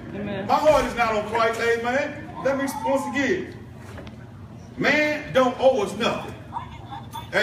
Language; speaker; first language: English; native; English